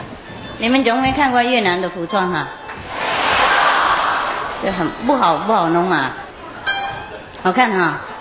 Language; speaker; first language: Chinese; non-native, fluent; Vietnamese